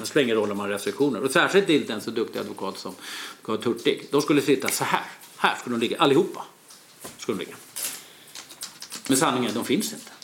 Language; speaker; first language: Swedish; native; Swedish